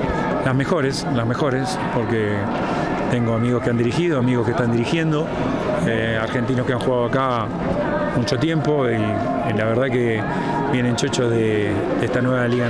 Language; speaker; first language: Spanish; native; Spanish